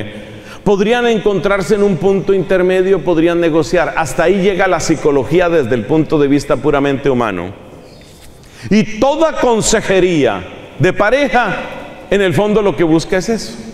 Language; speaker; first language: Spanish; native; Spanish